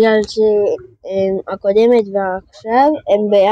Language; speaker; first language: Hebrew; early bilingual, heritage; French